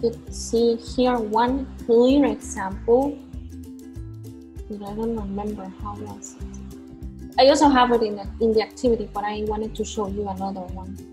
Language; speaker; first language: English; non-native, fluent; Spanish